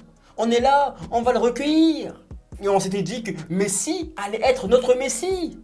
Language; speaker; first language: French; native; French